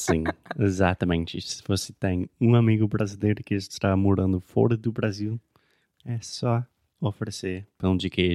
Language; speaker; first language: Portuguese; non-native, fluent; English